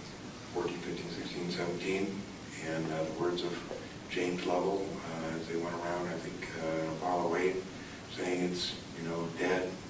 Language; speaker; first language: English; native; English